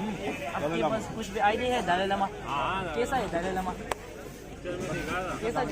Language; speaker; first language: Hindi; non-native, learner; Tibetan